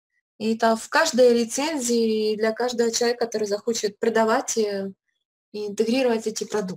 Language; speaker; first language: Russian; native; Russian